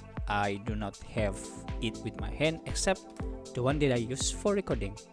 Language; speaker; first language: English; non-native, local second language; Malay